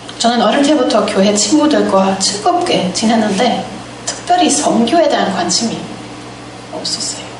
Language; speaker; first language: Korean; non-native, fluent; German